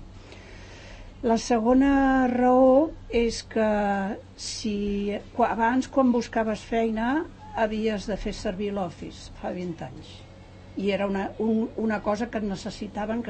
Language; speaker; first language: Catalan; native; Catalan